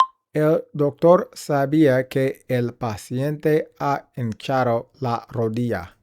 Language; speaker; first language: Spanish; non-native, learner; English